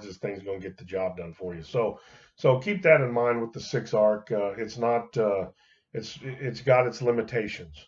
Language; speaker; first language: English; native; English